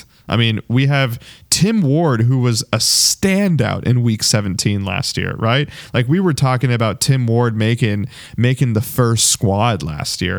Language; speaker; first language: English; native; English